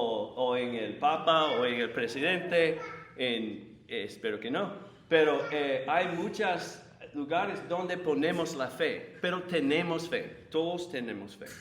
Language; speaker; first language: Spanish; non-native, fluent; English